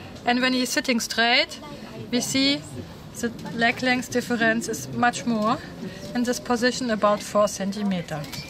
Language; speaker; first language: English; non-native, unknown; German